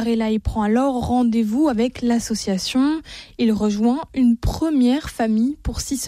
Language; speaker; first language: French; native; French